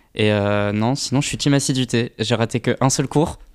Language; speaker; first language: French; native; French